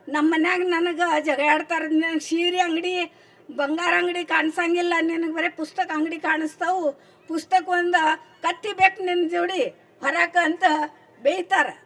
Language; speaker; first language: Kannada; non-native, local second language; Marathi